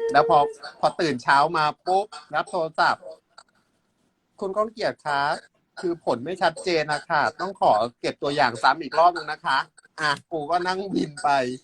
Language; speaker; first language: Thai; native; Thai